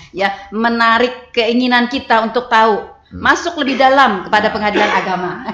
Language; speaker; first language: Indonesian; non-native, local second language; Banjar